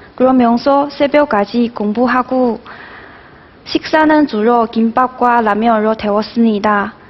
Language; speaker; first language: Korean; non-native, fluent; Chinese